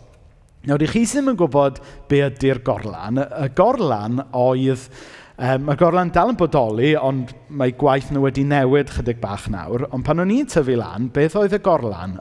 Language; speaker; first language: Welsh; native; Welsh